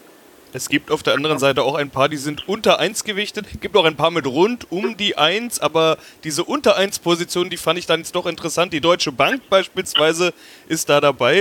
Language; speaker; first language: German; native; German